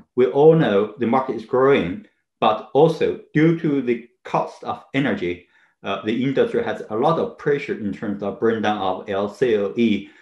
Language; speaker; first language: English; non-native, fluent; Chinese